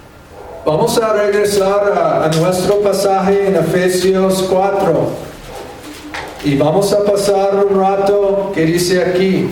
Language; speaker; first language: Spanish; non-native, fluent; English